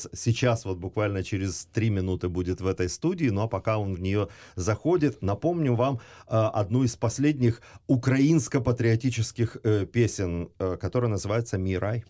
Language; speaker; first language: Russian; native; Russian